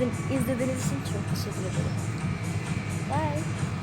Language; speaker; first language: Turkish; non-native, fluent; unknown